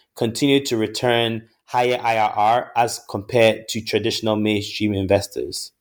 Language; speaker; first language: English; non-native, local second language; Akan